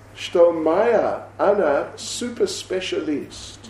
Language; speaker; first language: Russian; non-native, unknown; English